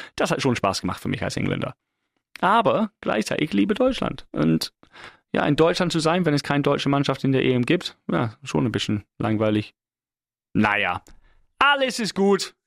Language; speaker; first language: German; non-native, fluent; English